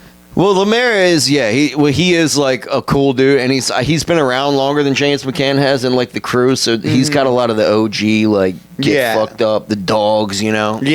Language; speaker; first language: English; native; English